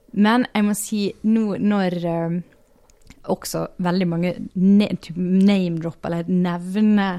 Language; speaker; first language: Norwegian; native; Norwegian